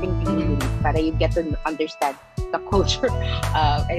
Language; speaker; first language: English; non-native, local second language; Filipino